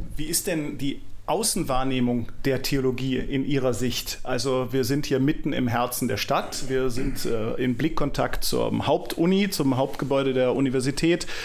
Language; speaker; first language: German; native; German